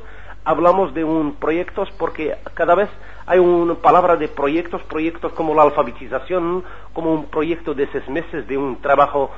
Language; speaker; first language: Spanish; non-native, learner; Arabic